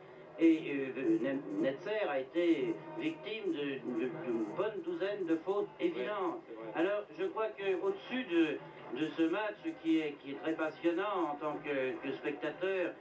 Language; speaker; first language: French; native; French